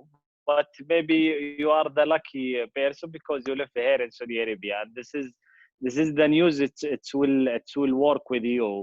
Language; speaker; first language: English; non-native, fluent; Arabic